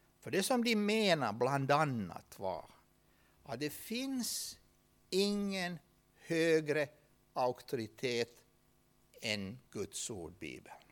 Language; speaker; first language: Swedish; native; Swedish